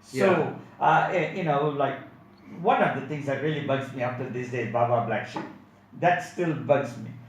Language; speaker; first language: English; non-native, local second language; Tamil